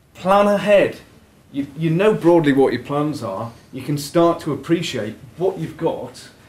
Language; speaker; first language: English; native; English